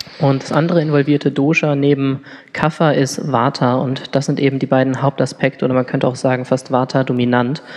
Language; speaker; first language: German; native; German